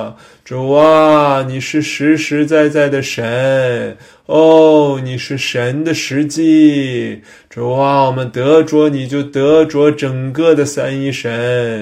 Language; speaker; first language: Chinese; native; Chinese